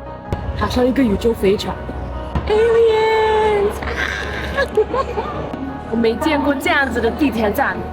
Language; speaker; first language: Chinese; non-native, fluent; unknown